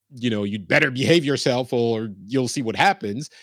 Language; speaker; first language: English; non-native, fluent; Arabic